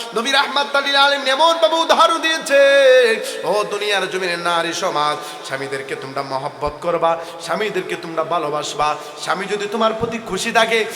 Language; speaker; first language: Bangla; non-native, local second language; Sylheti